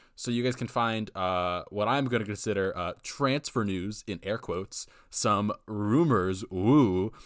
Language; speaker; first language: English; native; English